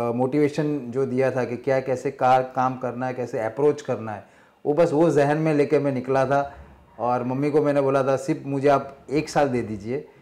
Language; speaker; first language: Hindi; non-native, local second language; Marathi